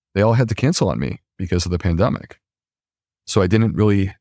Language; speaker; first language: English; native; English